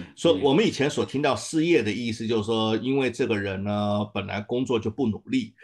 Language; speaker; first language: Chinese; native; Chinese